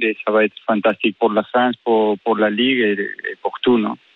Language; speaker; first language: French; non-native, fluent; Spanish